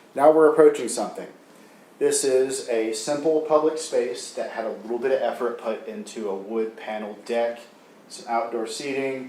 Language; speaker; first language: English; native; English